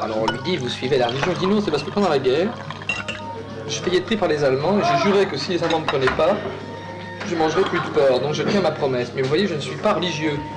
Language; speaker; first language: French; native; French